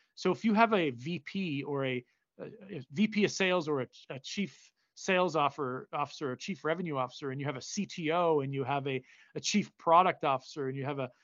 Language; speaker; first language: English; native; English